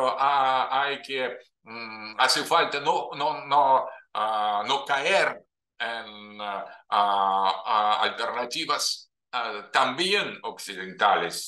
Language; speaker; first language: Spanish; non-native, fluent; Russian